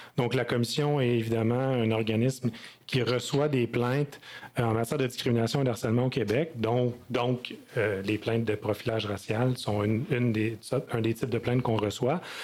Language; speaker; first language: French; native; French